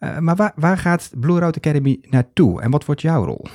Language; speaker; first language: Dutch; native; Dutch